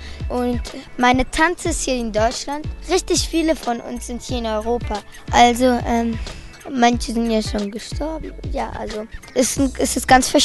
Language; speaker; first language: German; early bilingual, other home language; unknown